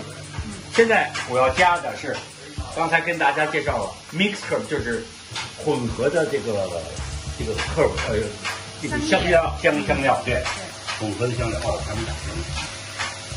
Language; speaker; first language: Chinese; native; Chinese